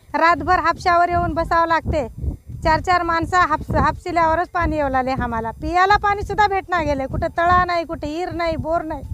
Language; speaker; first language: Marathi; non-native, local second language; Lambadi